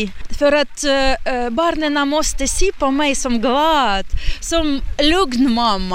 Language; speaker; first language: Swedish; non-native, learner; Ukrainian